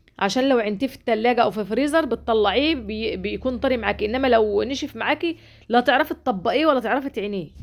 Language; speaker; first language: Arabic; native; Arabic